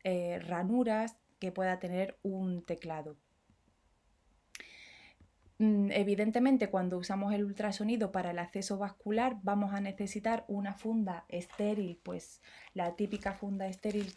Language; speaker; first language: Spanish; native; Spanish